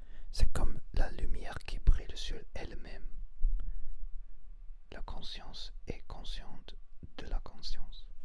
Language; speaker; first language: French; non-native, learner; Spanish